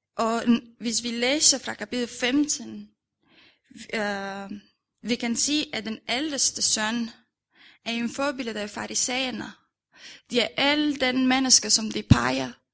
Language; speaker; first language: Danish; non-native, fluent; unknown